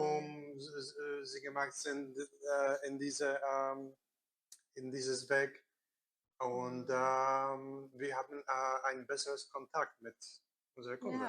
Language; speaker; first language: German; non-native, learner; Korean